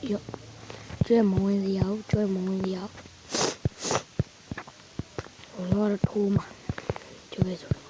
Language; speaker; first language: Burmese; native; Burmese